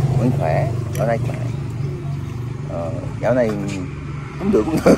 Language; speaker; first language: Vietnamese; non-native, learner; Korean